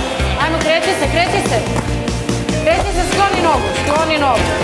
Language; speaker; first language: Serbian; native; Serbian